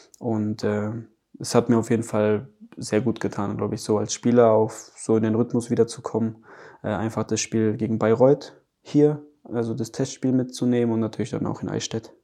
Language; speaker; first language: German; early bilingual, other home language; Polish